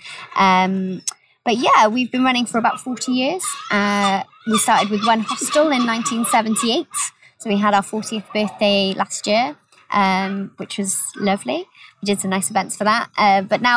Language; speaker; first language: English; native; English